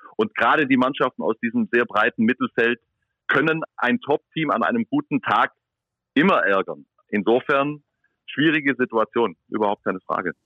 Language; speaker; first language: German; native; German